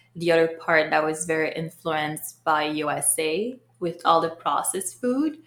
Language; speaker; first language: English; early bilingual, other home language; Haitian Creole